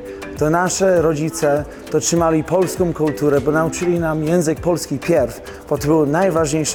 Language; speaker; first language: Polish; early bilingual, heritage; Polish